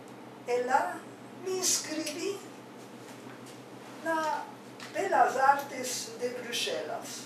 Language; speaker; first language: Portuguese; non-native, fluent; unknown